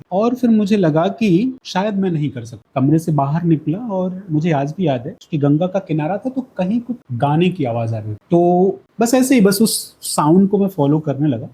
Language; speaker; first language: Hindi; native; Hindi